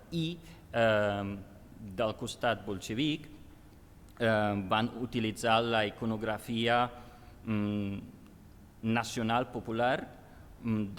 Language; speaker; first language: Catalan; non-native, fluent; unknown